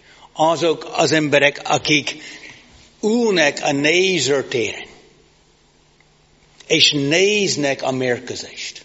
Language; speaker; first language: Hungarian; non-native, fluent; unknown